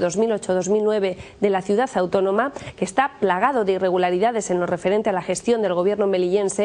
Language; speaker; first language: Spanish; native; Spanish